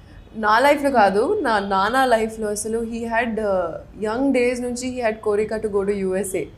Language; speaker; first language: Telugu; non-native, local second language; Hindi